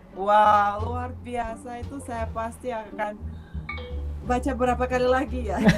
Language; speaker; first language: Malay; non-native, fluent; Russian